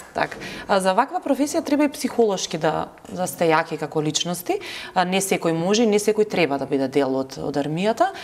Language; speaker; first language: Macedonian; native; Macedonian